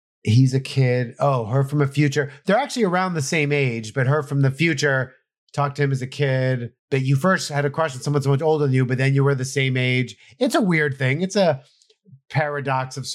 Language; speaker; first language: English; native; English